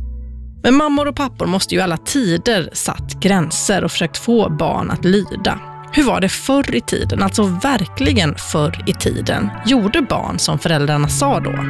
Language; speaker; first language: Swedish; native; Swedish